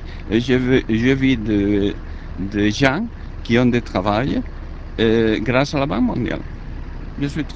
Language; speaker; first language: French; non-native, learner; Spanish